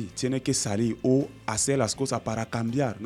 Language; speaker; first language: Spanish; non-native, learner; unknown